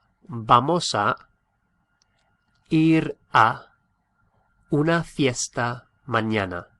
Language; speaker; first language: Spanish; non-native, fluent; English